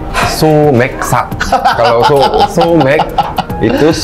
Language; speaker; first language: Indonesian; non-native, fluent; Korean